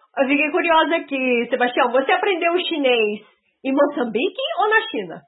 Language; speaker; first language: Portuguese; native; Portuguese